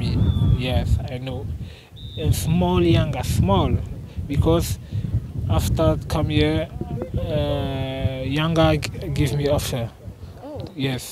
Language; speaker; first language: English; non-native, learner; French